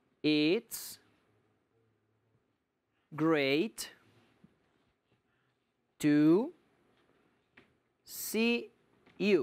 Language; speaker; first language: English; non-native, fluent; Spanish